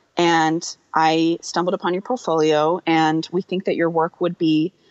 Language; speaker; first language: English; native; English